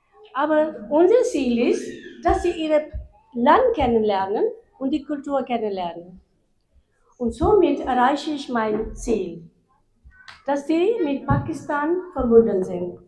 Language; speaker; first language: German; non-native, fluent; Urdu